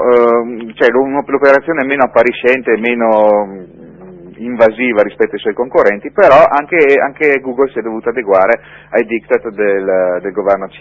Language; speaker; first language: Italian; native; Italian